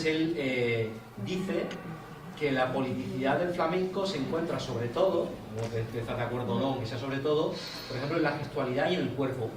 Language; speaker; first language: Spanish; native; Spanish